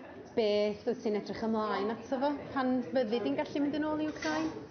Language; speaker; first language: Welsh; native; Welsh